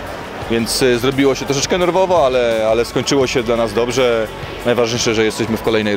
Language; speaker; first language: Polish; native; Polish